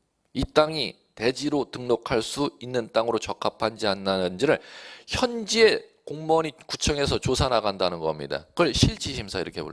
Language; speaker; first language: Korean; native; Korean